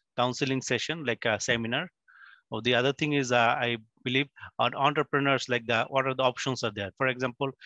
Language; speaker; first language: English; non-native, local second language; Bangla